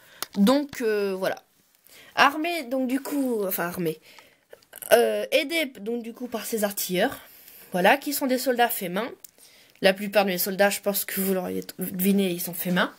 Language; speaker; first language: French; native; French